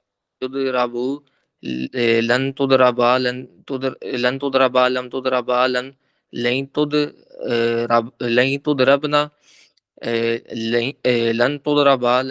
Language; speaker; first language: Arabic; non-native, learner; Urdu